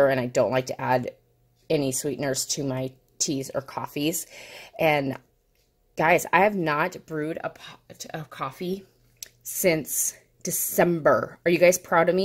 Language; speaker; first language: English; native; English